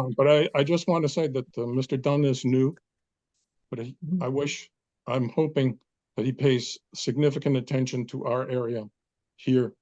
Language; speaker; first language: English; non-native, fluent; Danish